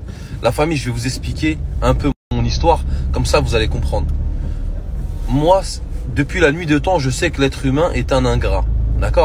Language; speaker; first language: French; native; French